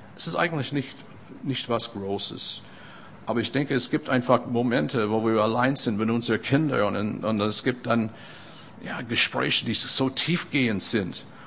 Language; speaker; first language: German; non-native, fluent; English